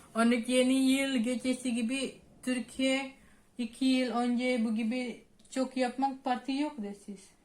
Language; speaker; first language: Turkish; non-native, learner; Indonesian